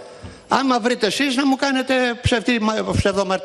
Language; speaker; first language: Greek; native; Greek